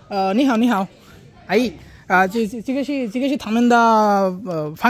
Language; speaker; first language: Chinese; non-native, learner; Bangla